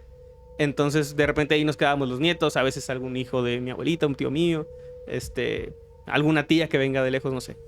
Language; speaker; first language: Spanish; native; Spanish